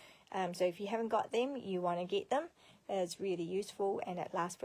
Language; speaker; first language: English; native; English